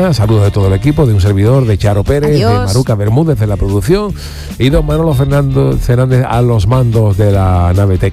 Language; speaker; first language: Spanish; native; Spanish